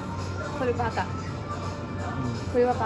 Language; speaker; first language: Japanese; non-native, learner; Nepali